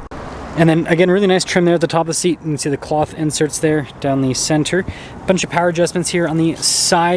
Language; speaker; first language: English; native; English